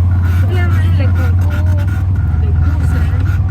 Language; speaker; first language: French; non-native, local second language; Malagasy